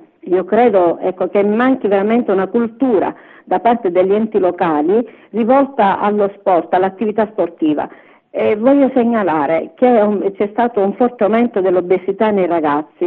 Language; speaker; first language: Italian; native; Italian